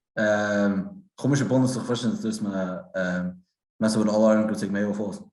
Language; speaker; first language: Irish; native; Irish